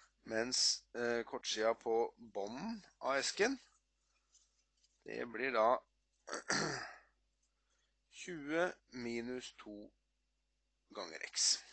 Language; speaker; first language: Norwegian; native; Norwegian